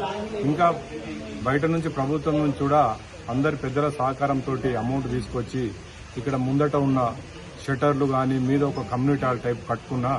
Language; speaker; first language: Telugu; native; Telugu